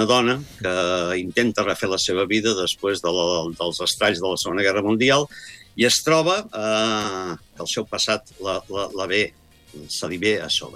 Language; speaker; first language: Catalan; native; Catalan